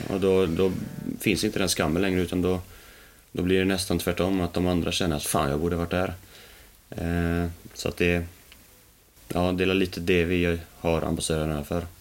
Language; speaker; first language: Swedish; early bilingual, other home language; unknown